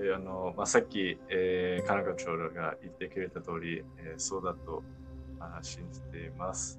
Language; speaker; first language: Japanese; non-native, fluent; English